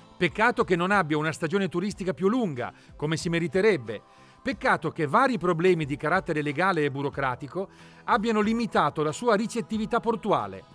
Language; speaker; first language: Italian; native; Italian